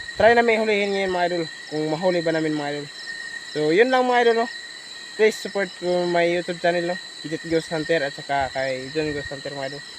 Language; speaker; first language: Filipino; non-native, local second language; Cebuano